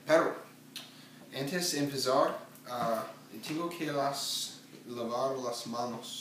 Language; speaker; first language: Spanish; non-native, learner; English